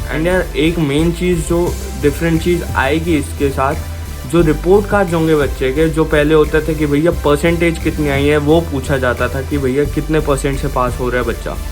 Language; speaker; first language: Hindi; native; Hindi